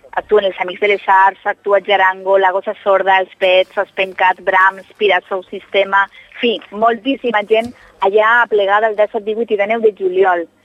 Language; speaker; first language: Catalan; native; Catalan